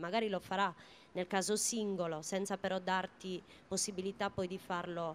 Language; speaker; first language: Italian; native; Italian